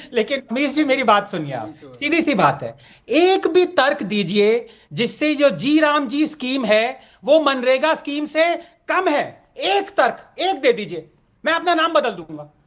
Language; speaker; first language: Hindi; non-native, local second language; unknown